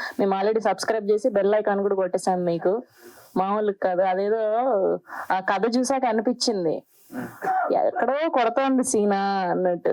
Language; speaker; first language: Telugu; native; Telugu